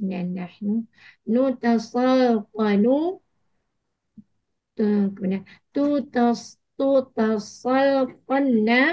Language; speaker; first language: Arabic; non-native, learner; Malay